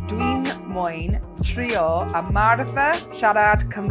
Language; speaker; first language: Welsh; non-native, learner; English